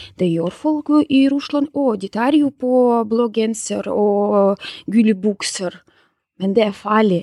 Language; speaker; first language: Norwegian; non-native, fluent; Russian